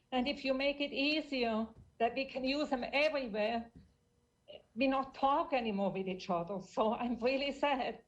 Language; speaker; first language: English; non-native, fluent; German